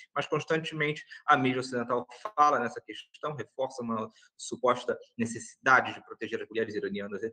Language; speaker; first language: Portuguese; native; Portuguese